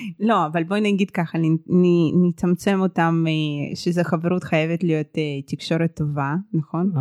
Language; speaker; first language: Hebrew; early bilingual, other home language; Russian